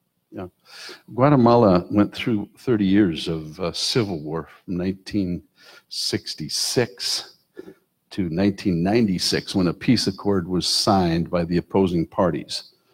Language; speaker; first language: English; native; English